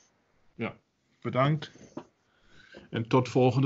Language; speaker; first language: Dutch; non-native, learner; German